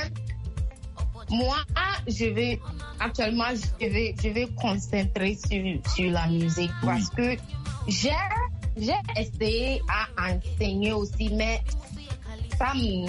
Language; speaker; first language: French; non-native, learner; Akan